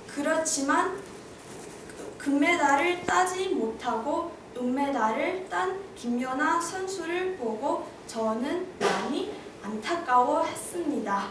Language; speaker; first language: Korean; non-native, learner; Chinese